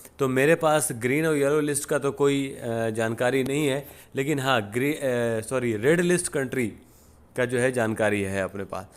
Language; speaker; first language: Hindi; native; Hindi